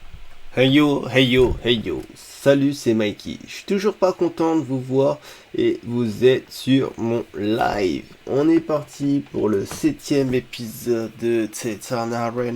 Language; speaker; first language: French; native; French